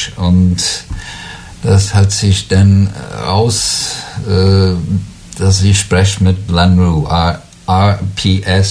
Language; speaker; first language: German; non-native, learner; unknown